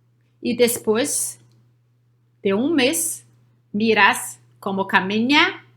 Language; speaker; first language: Spanish; non-native, learner; Portuguese